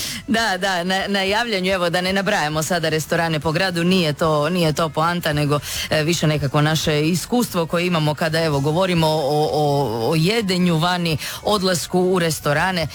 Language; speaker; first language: Serbian; native; Serbian